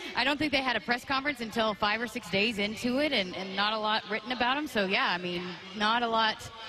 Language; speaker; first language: English; native; English